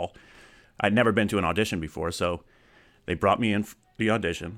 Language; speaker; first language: English; native; English